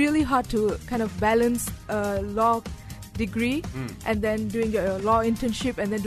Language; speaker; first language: English; non-native, local second language; Tamil